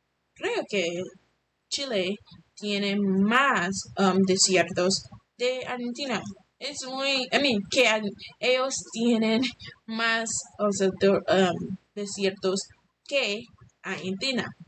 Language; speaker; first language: Spanish; non-native, learner; English